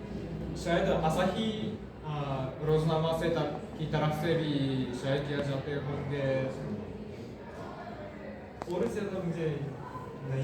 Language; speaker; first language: Hindi; non-native, fluent; Japanese